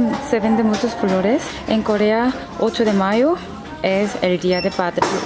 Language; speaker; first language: Spanish; non-native, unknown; Korean